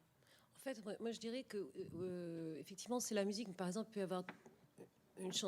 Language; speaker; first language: French; native; French